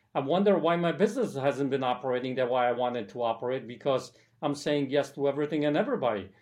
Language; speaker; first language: English; early bilingual, other home language; Polish